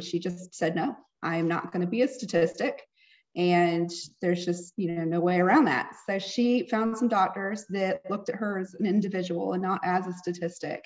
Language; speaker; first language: English; native; English